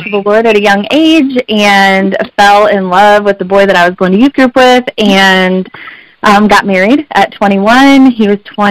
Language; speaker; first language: English; native; English